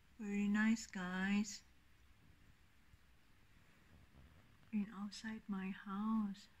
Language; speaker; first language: English; non-native, learner; Indonesian